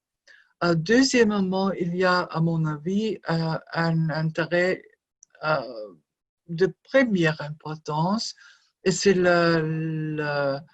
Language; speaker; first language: French; non-native, fluent; German